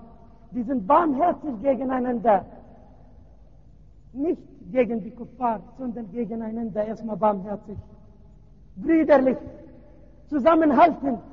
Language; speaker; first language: German; non-native, learner; Arabic